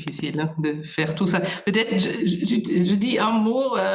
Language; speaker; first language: French; non-native, fluent; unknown